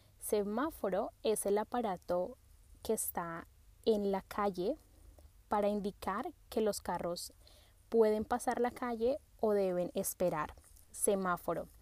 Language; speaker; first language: Spanish; native; Spanish